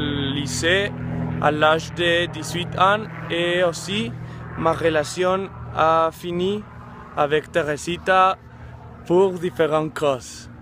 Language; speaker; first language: French; non-native, learner; Spanish